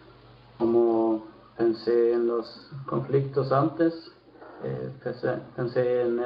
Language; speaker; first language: Spanish; non-native, fluent; Swedish